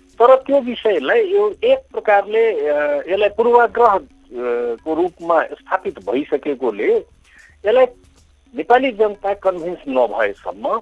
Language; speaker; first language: Nepali; non-native, local second language; Maithili